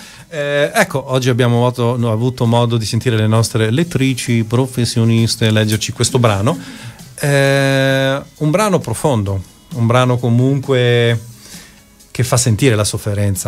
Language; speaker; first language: Italian; native; Italian